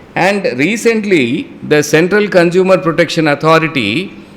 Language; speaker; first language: English; non-native, local second language; Telugu